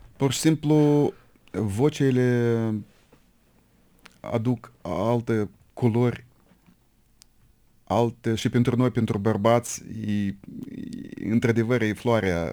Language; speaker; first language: Romanian; non-native, local second language; Russian